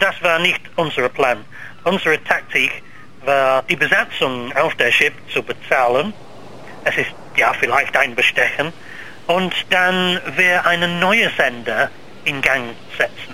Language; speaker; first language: German; non-native, learner; English